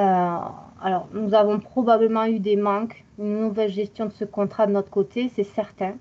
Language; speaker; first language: French; native; French